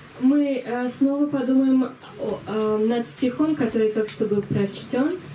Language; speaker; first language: Russian; native; Russian